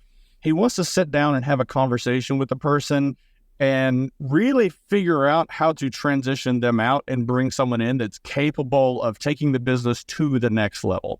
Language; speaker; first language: English; native; English